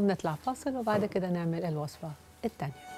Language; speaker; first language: Arabic; native; Arabic